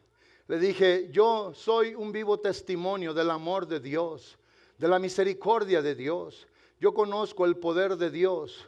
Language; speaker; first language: Spanish; native; Spanish